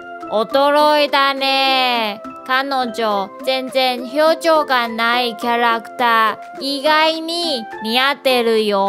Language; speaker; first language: Japanese; non-native, learner; Chinese